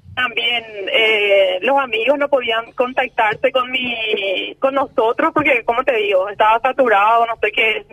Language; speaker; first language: Spanish; native; Spanish